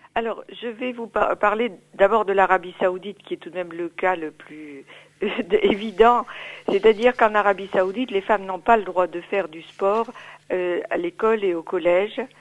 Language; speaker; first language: French; native; French